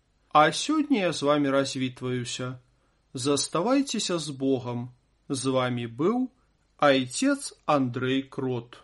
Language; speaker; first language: Belarusian; native; Belarusian